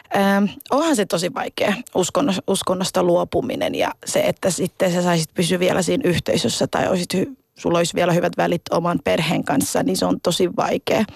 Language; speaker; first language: Finnish; early bilingual, other home language; Somali